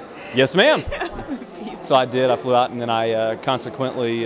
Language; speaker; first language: English; native; English